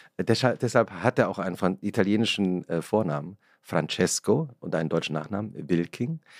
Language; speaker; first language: German; native; German